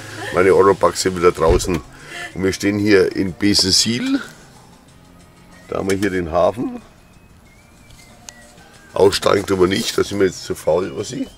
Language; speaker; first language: German; native; German